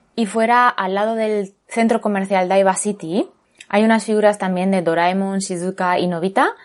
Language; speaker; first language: Spanish; native; Spanish